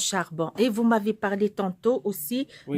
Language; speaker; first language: French; non-native, local second language; Arabic